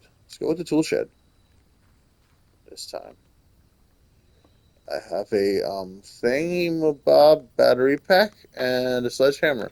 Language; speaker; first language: English; native; English